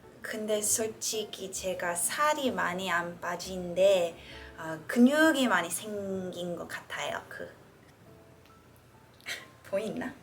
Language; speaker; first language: Korean; early bilingual, heritage; English